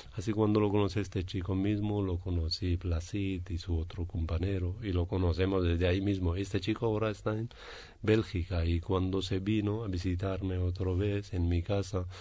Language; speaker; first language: Spanish; non-native, learner; Pashto